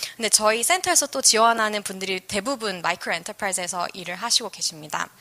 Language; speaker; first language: Korean; native; Korean